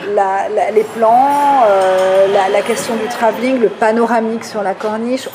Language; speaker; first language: French; native; French